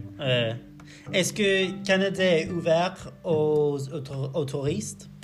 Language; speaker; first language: French; non-native, learner; English